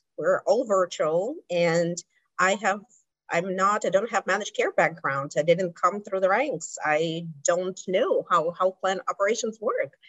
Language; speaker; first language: English; non-native, fluent; Russian